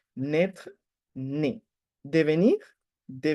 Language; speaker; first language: French; non-native, fluent; Spanish